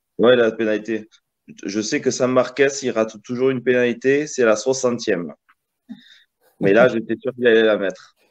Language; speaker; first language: French; early bilingual, other home language; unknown